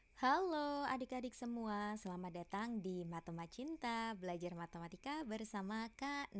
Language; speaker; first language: Indonesian; native; Indonesian